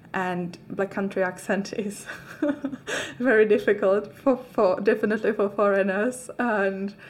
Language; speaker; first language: English; non-native, fluent; Czech